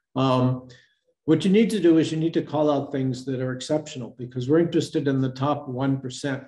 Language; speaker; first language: English; native; English